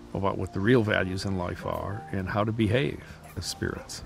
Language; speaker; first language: English; native; English